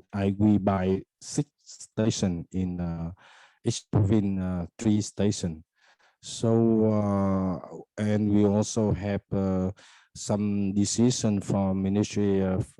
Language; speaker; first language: English; non-native, fluent; Vietnamese